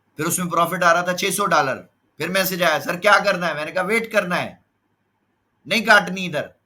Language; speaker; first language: Urdu; non-native, local second language; Punjabi